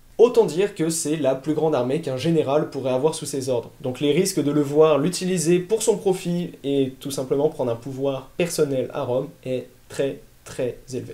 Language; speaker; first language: French; native; French